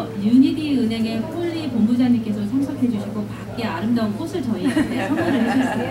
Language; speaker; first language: Korean; native; Korean